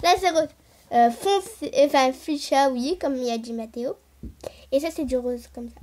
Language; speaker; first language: French; native; French